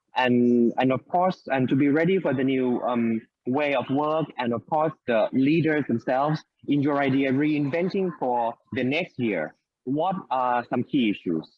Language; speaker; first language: English; non-native, fluent; Thai